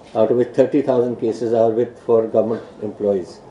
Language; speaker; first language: English; non-native, local second language; Punjabi